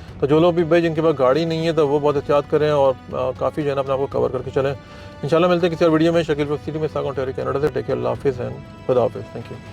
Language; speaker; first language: Urdu; native; Urdu